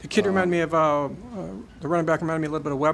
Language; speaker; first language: English; native; English